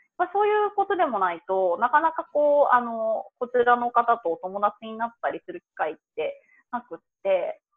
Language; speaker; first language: Japanese; native; Japanese